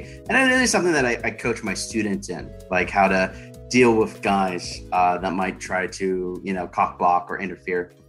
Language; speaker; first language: English; native; English